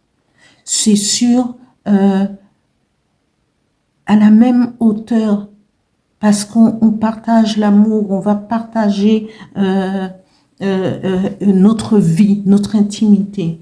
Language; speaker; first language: French; native; French